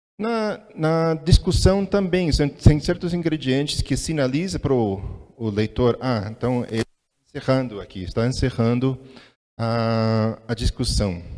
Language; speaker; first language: Portuguese; non-native, fluent; English